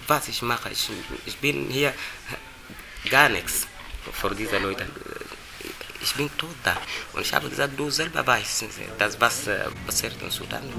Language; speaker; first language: German; non-native, learner; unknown